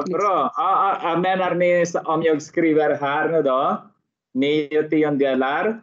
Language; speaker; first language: Swedish; non-native, fluent; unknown